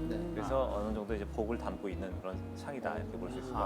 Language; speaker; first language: Korean; native; Korean